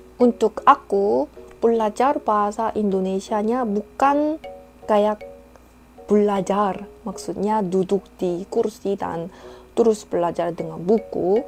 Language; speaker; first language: Indonesian; non-native, fluent; Korean